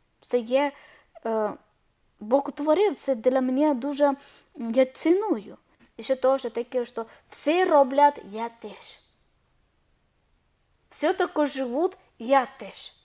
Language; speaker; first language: Ukrainian; non-native, learner; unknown